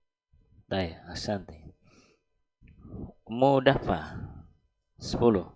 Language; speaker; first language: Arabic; non-native, fluent; Indonesian